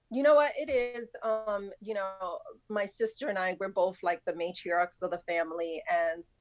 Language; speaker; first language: English; native; English